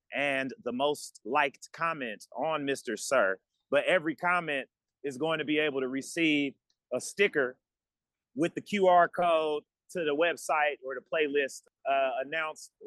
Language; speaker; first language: English; native; English